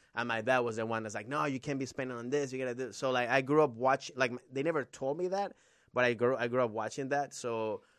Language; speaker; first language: English; non-native, fluent; Spanish